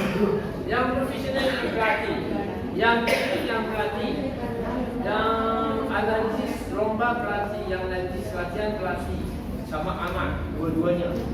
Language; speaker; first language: Indonesian; non-native, learner; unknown